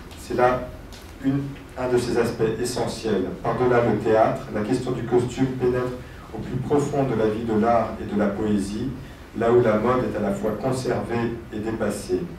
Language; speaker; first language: French; native; French